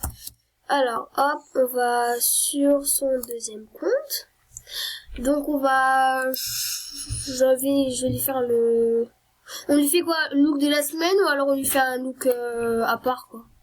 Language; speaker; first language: French; native; French